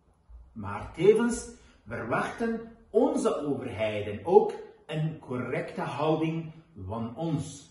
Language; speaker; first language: Dutch; non-native, fluent; Kurdish